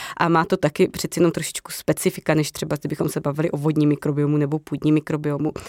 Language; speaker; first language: Czech; native; Czech